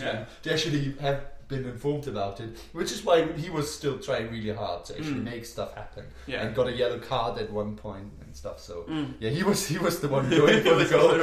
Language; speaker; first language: English; non-native, fluent; German